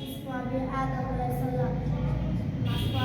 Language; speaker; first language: Arabic; non-native, learner; Bangla